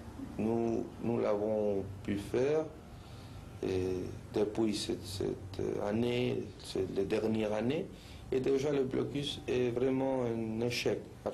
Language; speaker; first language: French; non-native, fluent; Spanish